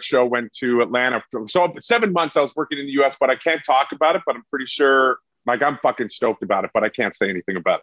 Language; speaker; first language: English; native; English